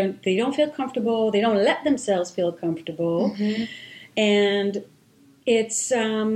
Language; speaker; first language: English; non-native, fluent; Hebrew